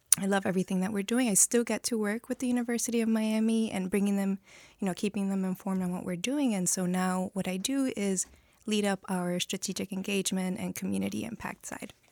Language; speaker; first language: English; early bilingual, other home language; Spanish